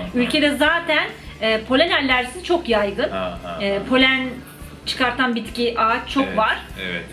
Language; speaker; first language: Turkish; native; Turkish